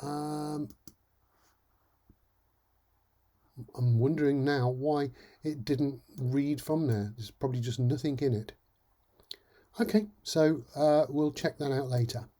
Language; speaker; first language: English; native; English